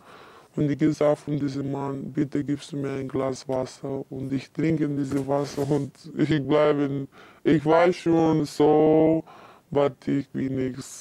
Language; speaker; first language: German; non-native, learner; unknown